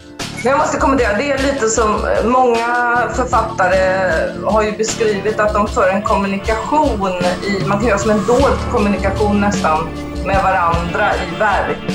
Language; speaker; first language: Swedish; native; Swedish